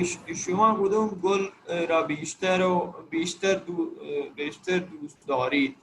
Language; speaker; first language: Persian; non-native, learner; Urdu